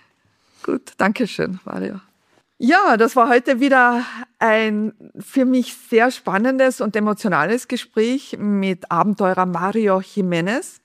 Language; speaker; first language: German; native; German